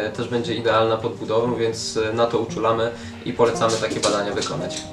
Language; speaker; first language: Polish; native; Polish